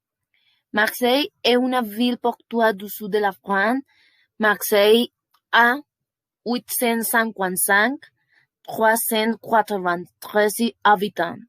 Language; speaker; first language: French; non-native, learner; Spanish